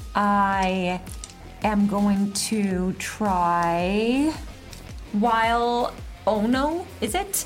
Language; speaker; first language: English; native; English